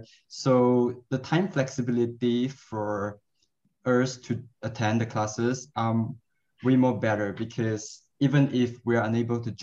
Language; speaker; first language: English; non-native, local second language; Cantonese